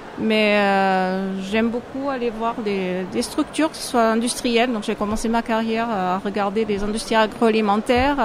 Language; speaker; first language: French; non-native, fluent; Portuguese